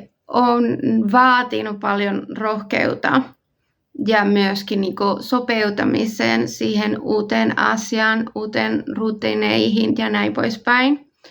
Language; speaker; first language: Finnish; non-native, fluent; Spanish